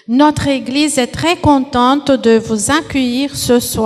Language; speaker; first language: French; non-native, fluent; Portuguese